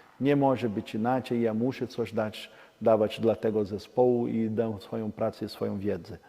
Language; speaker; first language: Polish; non-native, learner; Portuguese